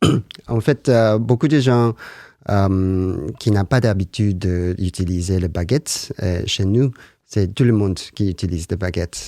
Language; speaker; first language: French; non-native, learner; Japanese